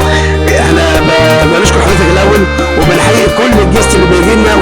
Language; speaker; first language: Arabic; native; Arabic